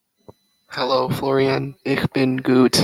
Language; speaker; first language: German; non-native, learner; English